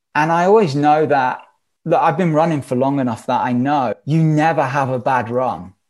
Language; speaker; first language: English; native; English